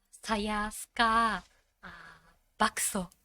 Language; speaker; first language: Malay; non-native, learner; Japanese